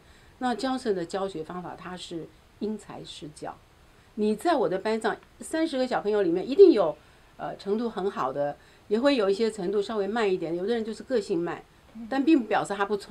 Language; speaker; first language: Chinese; native; Chinese